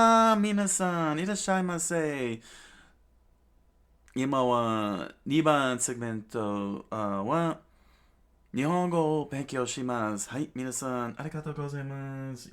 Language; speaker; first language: Japanese; non-native, learner; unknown